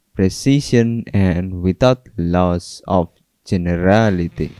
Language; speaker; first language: English; non-native, fluent; Indonesian